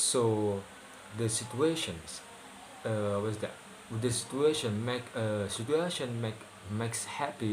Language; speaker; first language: English; non-native, learner; Indonesian